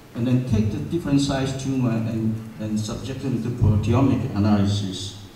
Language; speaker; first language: English; non-native, fluent; Chinese